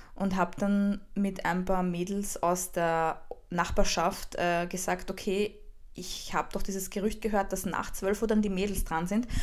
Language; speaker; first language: German; early bilingual, heritage; Czech